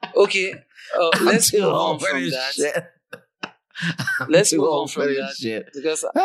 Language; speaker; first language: English; non-native, local second language; Yoruba